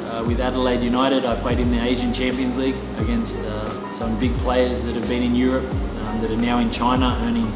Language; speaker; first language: English; native; English